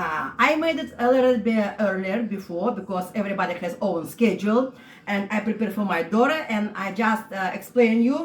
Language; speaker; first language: English; non-native, learner; Russian